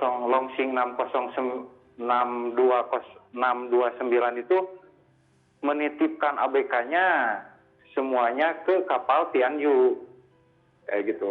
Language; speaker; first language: Indonesian; native; Indonesian